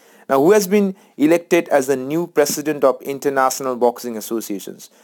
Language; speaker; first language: English; non-native, local second language; Bangla